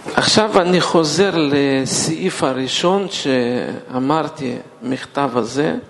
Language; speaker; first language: Hebrew; non-native, fluent; Russian